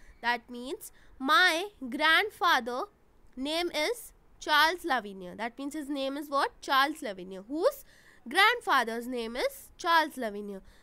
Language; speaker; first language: English; non-native, local second language; Hindi